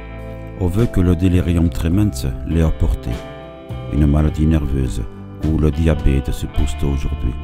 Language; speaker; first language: French; native; French